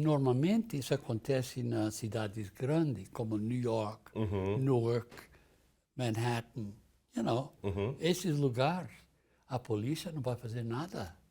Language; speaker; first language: Portuguese; non-native, fluent; English